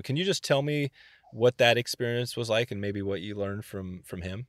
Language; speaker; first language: English; native; English